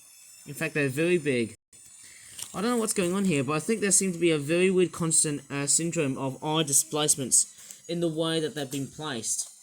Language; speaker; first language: English; native; English